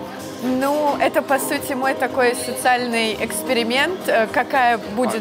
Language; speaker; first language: Russian; native; Russian